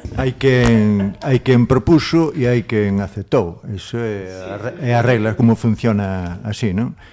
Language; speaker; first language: Galician; non-native, local second language; Spanish